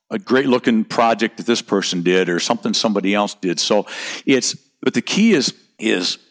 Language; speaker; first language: English; native; English